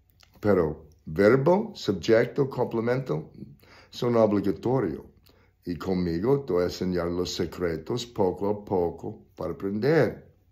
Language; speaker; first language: Spanish; non-native, learner; English